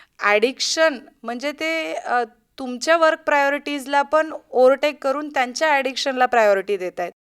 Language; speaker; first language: Marathi; native; Marathi